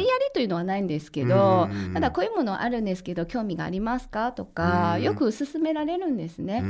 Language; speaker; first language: Japanese; non-native, fluent; Chinese